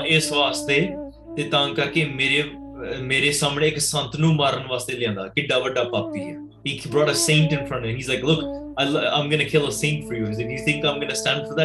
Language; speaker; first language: English; early bilingual, other home language; Punjabi